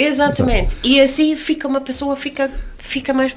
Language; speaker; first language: Portuguese; non-native, learner; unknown